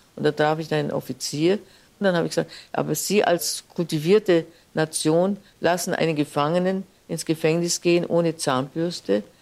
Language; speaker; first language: German; native; German